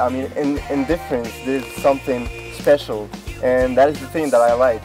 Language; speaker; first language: English; non-native, fluent; Arabic